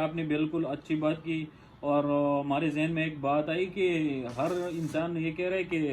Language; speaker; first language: Hindi; non-native, local second language; Pashto